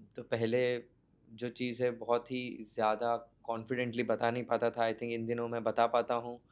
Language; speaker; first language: Hindi; non-native, local second language; Gujarati